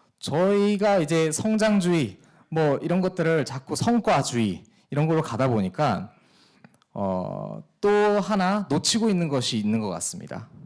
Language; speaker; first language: Korean; early bilingual, heritage; Korean